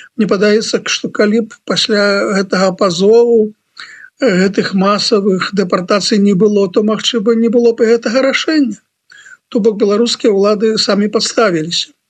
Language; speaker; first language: Belarusian; non-native, local second language; Russian